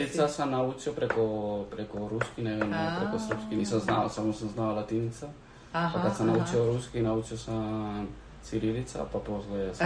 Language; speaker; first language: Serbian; early bilingual, heritage; Spanish